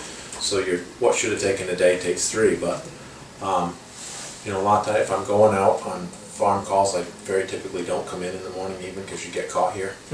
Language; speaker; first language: English; native; English